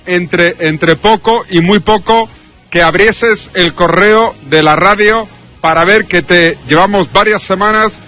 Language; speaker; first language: Spanish; native; Spanish